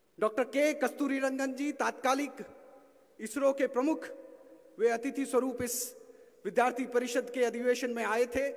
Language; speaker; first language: Hindi; native; Hindi